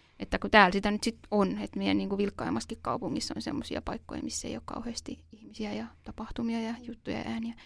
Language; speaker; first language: Finnish; native; Finnish